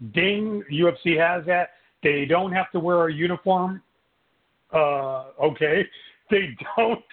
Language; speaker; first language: English; native; English